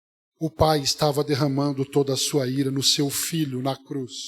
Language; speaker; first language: Portuguese; native; Portuguese